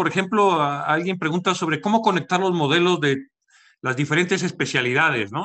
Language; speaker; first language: Spanish; native; Spanish